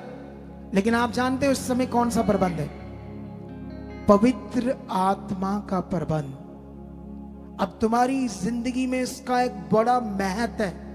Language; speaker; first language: Hindi; native; Hindi